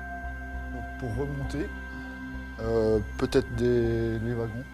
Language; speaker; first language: French; native; French